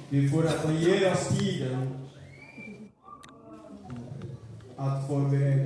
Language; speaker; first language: Swedish; non-native, fluent; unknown